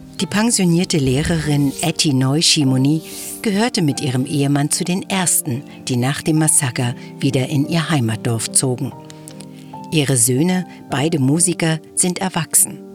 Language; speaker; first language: German; native; German